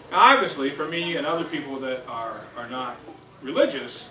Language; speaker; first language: English; native; English